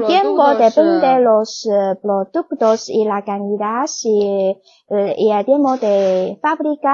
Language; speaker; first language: Spanish; non-native, learner; Chinese